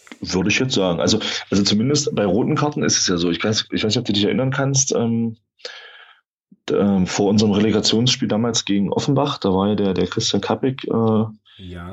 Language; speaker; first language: German; native; German